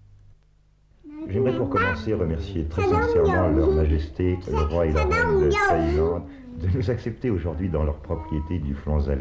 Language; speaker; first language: French; native; French